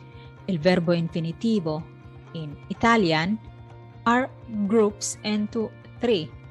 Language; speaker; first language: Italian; non-native, fluent; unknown